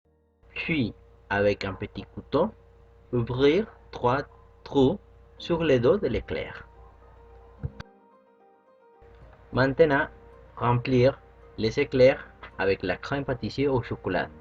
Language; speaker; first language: French; non-native, fluent; Spanish